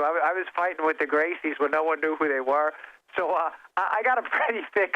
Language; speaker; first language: English; native; English